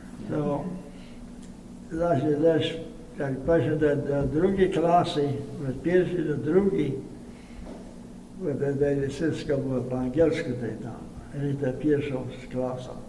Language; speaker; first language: Polish; early bilingual, heritage; Polish